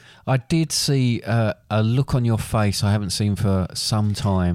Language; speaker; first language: English; native; English